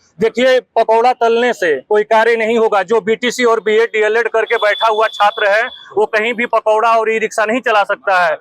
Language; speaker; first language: Hindi; native; Hindi